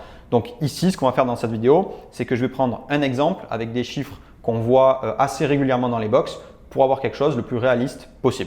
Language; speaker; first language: French; native; French